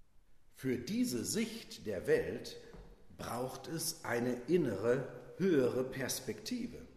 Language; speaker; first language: German; native; German